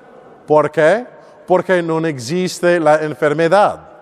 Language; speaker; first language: Spanish; non-native, learner; English